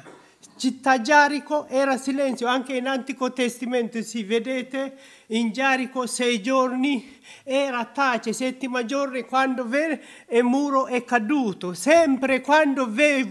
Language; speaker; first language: Italian; non-native, learner; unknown